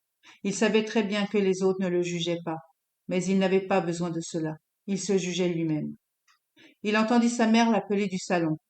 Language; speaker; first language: French; native; French